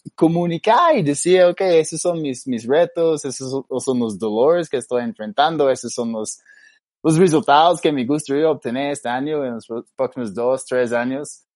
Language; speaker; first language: Spanish; non-native, fluent; English